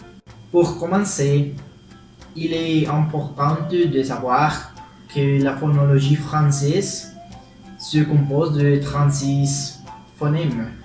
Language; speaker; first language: French; non-native, learner; Spanish